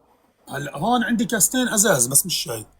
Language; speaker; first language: Arabic; native; Arabic